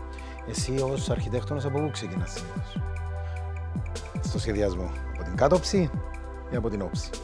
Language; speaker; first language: Greek; native; Greek